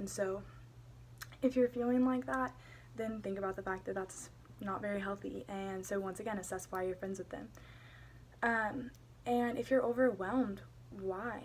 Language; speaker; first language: English; native; English